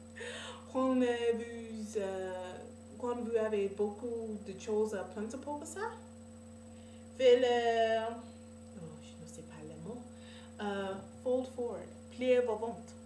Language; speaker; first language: French; non-native, learner; English